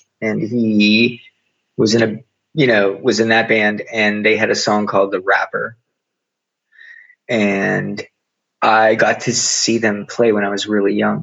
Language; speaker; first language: English; native; English